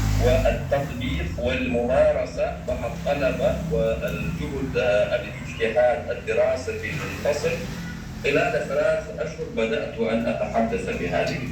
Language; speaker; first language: Arabic; non-native, fluent; Chechen